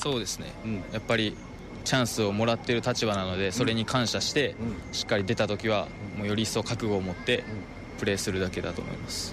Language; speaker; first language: Japanese; native; Japanese